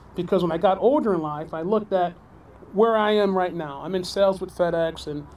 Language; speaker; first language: English; native; English